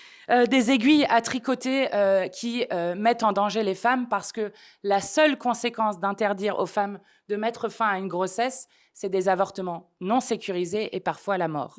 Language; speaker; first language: French; native; French